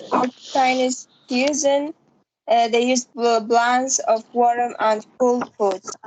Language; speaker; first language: English; non-native, learner; Central Kurdish